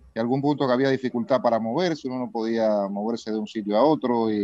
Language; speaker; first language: Spanish; native; Spanish